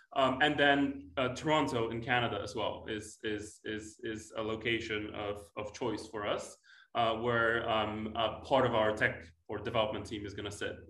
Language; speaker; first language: English; non-native, fluent; Polish